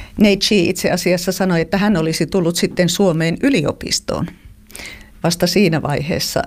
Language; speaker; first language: Finnish; native; Finnish